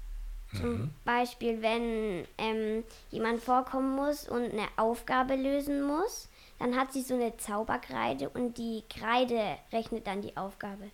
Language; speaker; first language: German; native; German